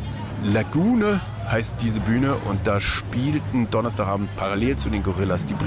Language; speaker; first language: German; native; German